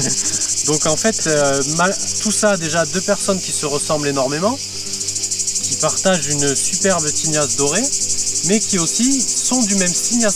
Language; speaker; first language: French; native; French